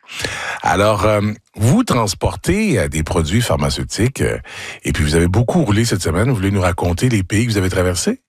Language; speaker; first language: French; native; French